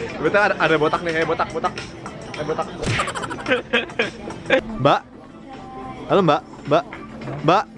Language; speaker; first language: Indonesian; native; Indonesian